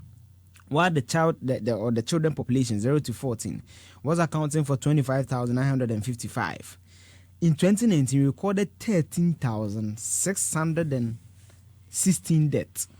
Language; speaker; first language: English; non-native, local second language; Akan